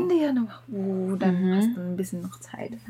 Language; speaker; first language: German; non-native, learner; Japanese